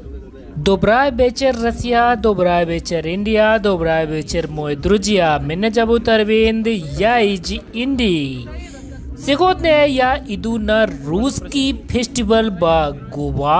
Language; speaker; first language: Russian; non-native, learner; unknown